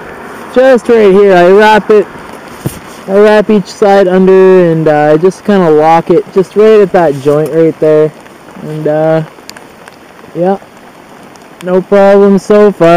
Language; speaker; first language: English; native; English